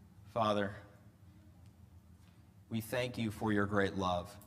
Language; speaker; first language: English; native; English